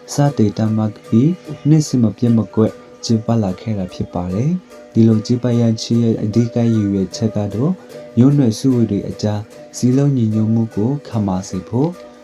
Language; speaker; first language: Burmese; non-native, local second language; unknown